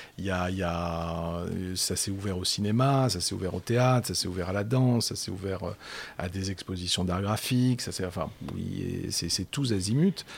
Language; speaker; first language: French; native; French